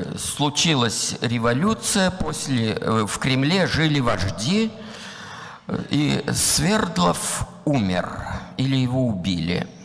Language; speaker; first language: Russian; native; Russian